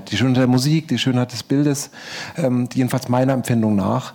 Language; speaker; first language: German; native; German